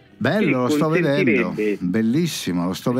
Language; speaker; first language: Italian; native; Italian